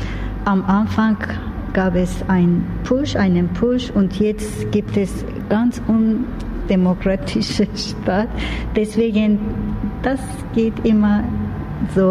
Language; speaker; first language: German; non-native, learner; Turkish